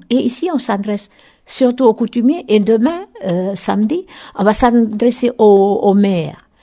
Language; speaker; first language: French; native; French